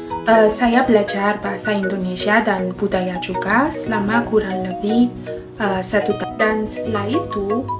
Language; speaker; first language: Indonesian; non-native, fluent; Malagasy